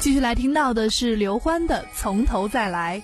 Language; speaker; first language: Chinese; native; Chinese